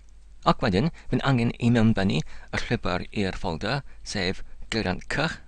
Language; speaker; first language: Welsh; non-native, learner; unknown